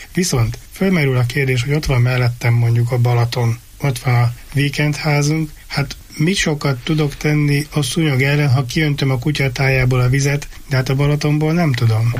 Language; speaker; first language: Hungarian; native; Hungarian